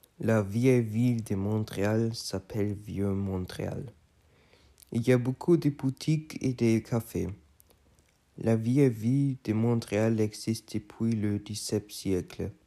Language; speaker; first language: French; non-native, learner; German